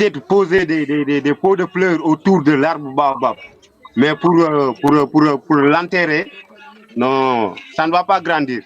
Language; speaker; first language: French; non-native, local second language; Wolof